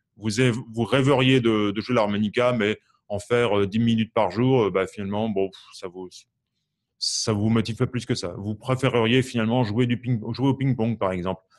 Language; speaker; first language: French; native; French